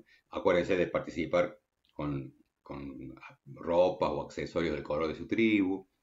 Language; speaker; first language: Spanish; native; Spanish